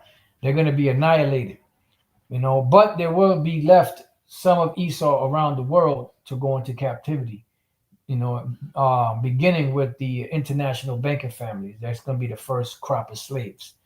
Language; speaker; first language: English; native; English